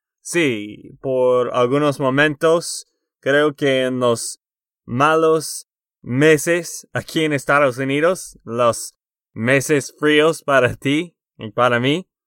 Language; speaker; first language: Spanish; non-native, fluent; English